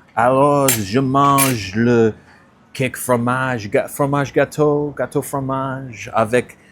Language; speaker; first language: French; non-native, learner; English